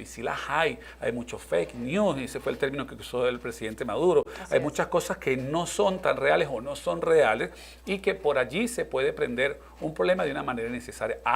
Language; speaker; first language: Spanish; native; Spanish